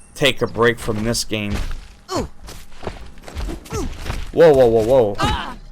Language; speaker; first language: English; native; English